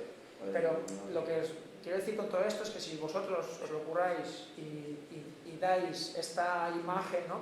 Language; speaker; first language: Spanish; native; Spanish